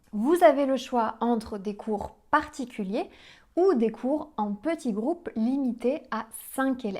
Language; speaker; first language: French; native; French